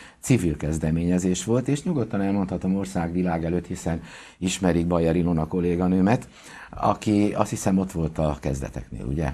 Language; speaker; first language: Hungarian; native; Hungarian